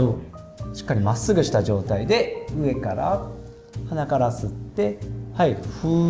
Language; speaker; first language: Japanese; native; Japanese